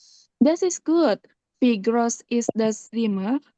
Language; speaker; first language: German; non-native, learner; Indonesian